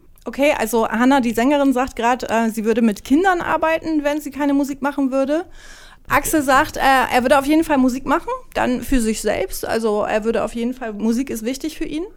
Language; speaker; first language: German; native; German